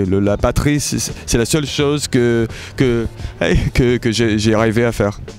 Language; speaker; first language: French; early bilingual, heritage; English